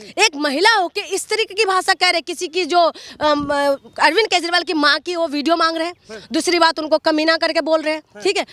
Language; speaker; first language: Hindi; non-native, local second language; Assamese